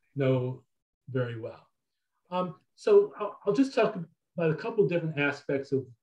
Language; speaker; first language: English; native; English